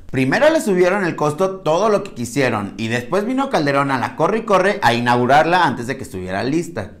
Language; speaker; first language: Spanish; native; Spanish